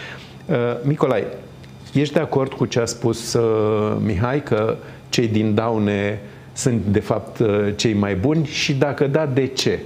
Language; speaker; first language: Romanian; native; Romanian